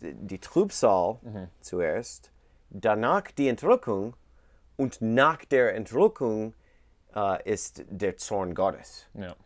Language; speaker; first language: German; non-native, learner; English